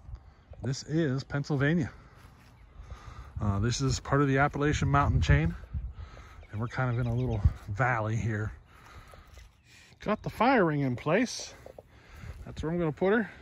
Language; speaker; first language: English; native; English